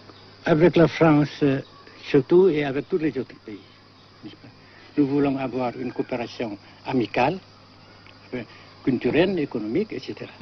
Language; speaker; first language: French; non-native, local second language; Vietnamese